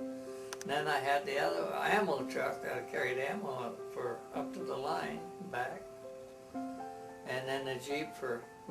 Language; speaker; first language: English; native; English